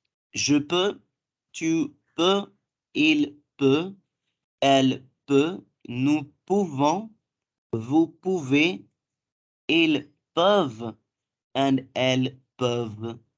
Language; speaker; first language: French; non-native, fluent; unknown